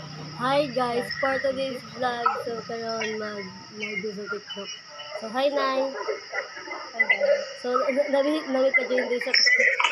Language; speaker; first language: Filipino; non-native, local second language; Cebuano